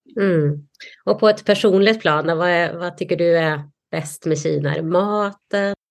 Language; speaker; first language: Swedish; native; Swedish